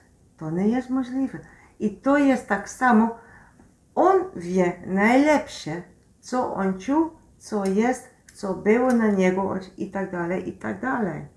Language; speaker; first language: Polish; non-native, learner; Dutch